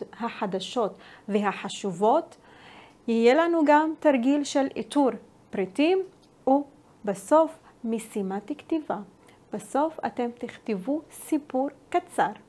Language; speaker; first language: Hebrew; non-native, local second language; Arabic